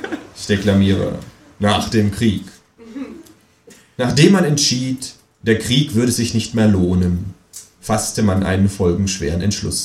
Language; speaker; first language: German; native; German